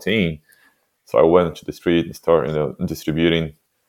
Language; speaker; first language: English; non-native, fluent; Portuguese